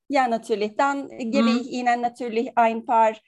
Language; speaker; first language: German; non-native, learner; Turkish